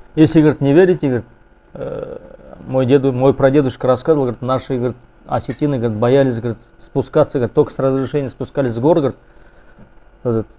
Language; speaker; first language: Russian; non-native, local second language; Kazakh